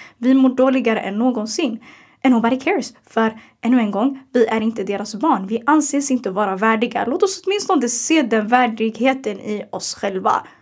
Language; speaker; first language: Swedish; early bilingual, other home language; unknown